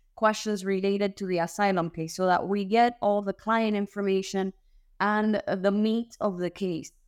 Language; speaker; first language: English; early bilingual, other home language; Spanish